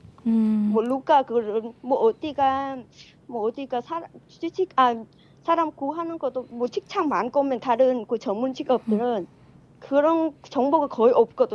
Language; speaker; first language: Korean; non-native, fluent; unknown